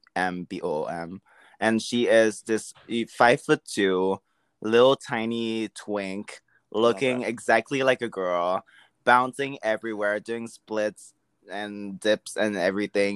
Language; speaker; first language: English; non-native, fluent; French